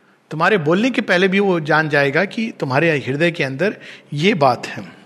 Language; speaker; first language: Hindi; native; Hindi